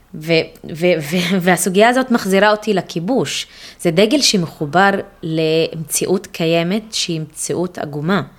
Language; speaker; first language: Hebrew; non-native, local second language; Arabic